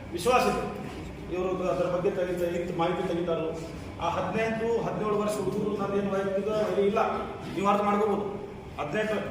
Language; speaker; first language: Kannada; non-native, local second language; Urdu